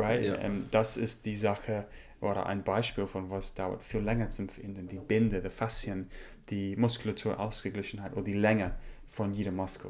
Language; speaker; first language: German; non-native, learner; English